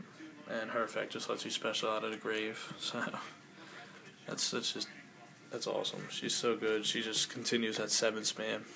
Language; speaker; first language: English; native; English